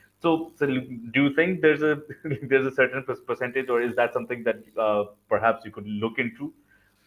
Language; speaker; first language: English; non-native, local second language; Urdu